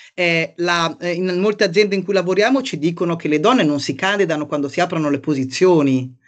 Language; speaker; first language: Italian; native; Italian